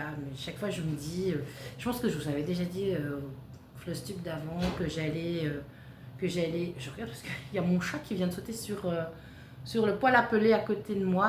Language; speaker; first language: French; native; French